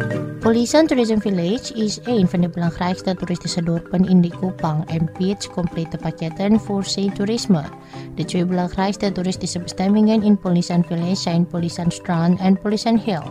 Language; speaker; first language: Dutch; non-native, local second language; Indonesian